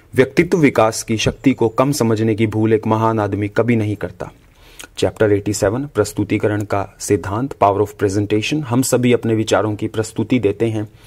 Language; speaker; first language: Hindi; native; Hindi